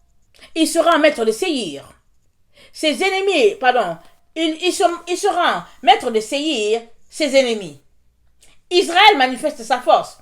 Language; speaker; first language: French; native; French